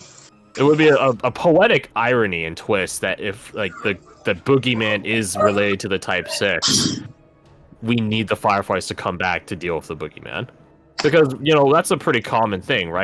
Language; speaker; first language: English; native; English